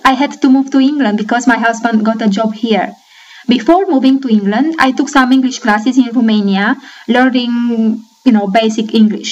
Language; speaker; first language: English; non-native, fluent; Romanian